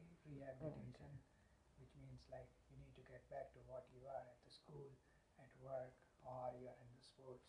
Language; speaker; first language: English; non-native, local second language; Gujarati